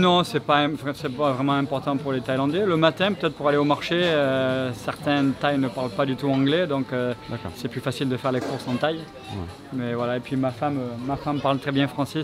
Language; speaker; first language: French; native; French